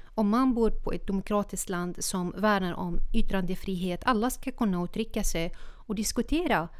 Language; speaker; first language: Swedish; non-native, fluent; Arabic